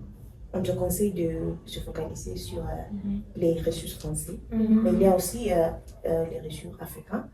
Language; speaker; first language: French; non-native, fluent; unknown